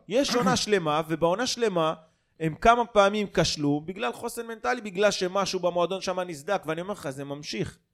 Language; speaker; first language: Hebrew; native; Hebrew